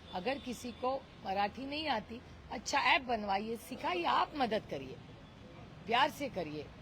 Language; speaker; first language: Hindi; non-native, local second language; Marathi